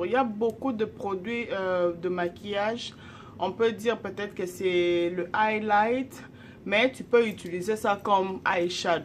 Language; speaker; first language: French; non-native, local second language; Lingala